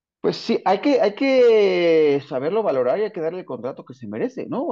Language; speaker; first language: Spanish; native; Spanish